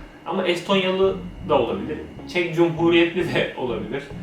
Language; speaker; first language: Turkish; native; Turkish